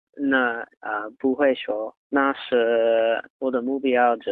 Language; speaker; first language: Chinese; non-native, learner; English